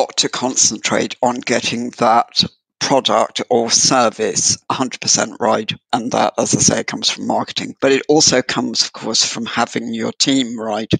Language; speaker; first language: English; native; English